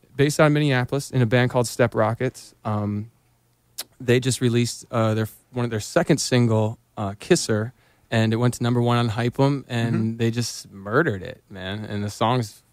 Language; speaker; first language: English; native; English